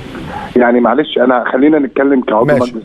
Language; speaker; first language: Arabic; native; Arabic